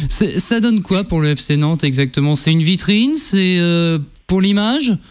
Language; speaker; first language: French; native; French